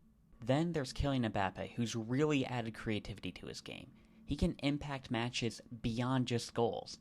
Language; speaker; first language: English; native; English